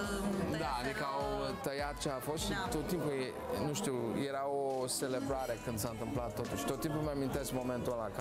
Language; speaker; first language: Romanian; early bilingual, heritage; Romanian